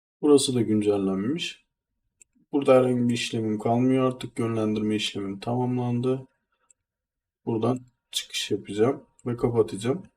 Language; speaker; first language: Turkish; native; Turkish